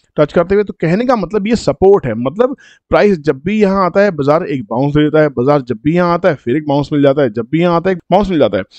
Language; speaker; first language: Hindi; native; Hindi